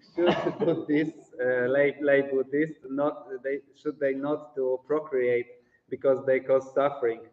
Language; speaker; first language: English; non-native, fluent; Polish